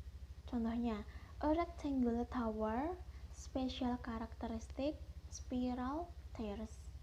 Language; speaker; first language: English; non-native, fluent; Indonesian